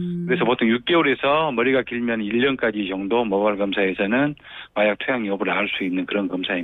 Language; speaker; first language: Korean; native; Korean